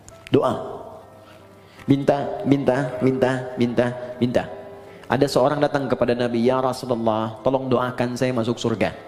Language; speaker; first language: Indonesian; native; Indonesian